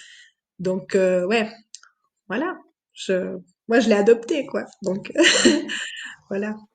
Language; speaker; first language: French; native; French